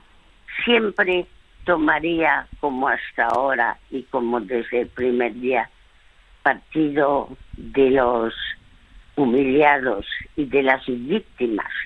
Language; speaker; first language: Spanish; early bilingual, other home language; French